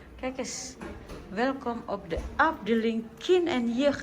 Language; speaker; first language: Dutch; non-native, learner; Indonesian